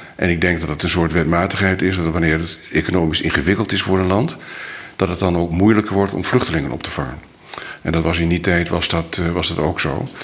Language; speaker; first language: Dutch; native; Dutch